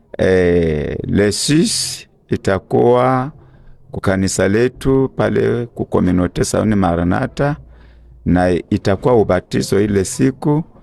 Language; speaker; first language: Swahili; native; Swahili